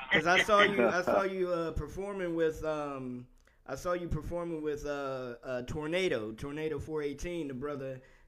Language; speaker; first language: English; native; English